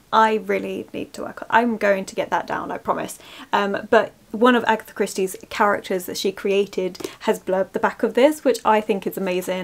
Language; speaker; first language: English; native; English